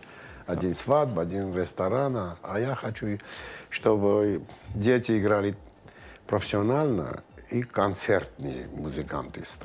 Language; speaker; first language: Russian; non-native, local second language; Armenian